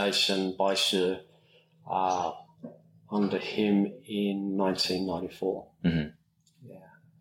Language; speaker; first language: English; native; English